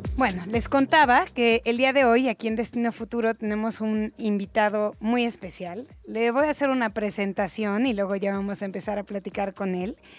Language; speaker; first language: Spanish; native; Spanish